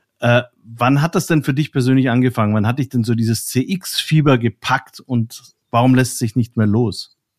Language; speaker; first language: German; native; German